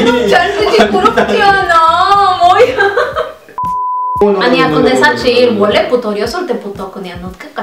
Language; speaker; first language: Korean; non-native, learner; Spanish